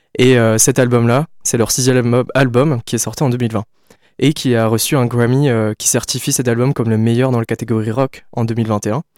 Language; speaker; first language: French; native; French